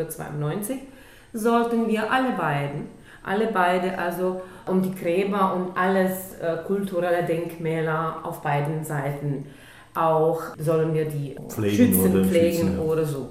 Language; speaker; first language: German; non-native, local second language; Czech